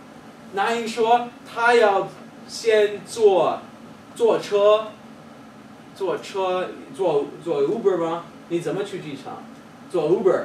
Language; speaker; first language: Chinese; non-native, fluent; English